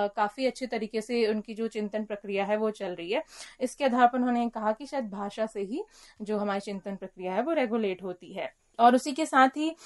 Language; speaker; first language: Hindi; native; Hindi